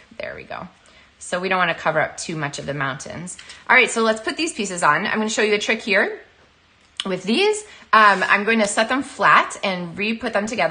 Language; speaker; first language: English; native; English